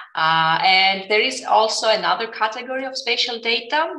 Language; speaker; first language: English; non-native, fluent; Greek